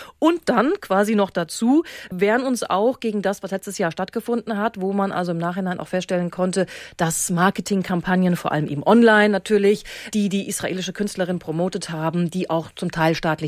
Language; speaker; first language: German; native; German